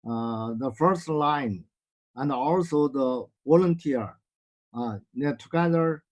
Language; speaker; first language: English; non-native, learner; Chinese